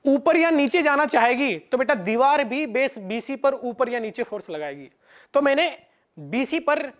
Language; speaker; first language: Hindi; non-native, local second language; Gujarati